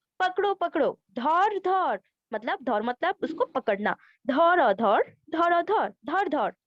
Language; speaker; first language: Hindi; non-native, local second language; Bangla